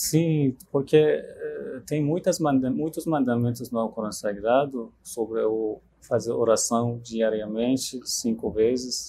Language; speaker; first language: Portuguese; non-native, fluent; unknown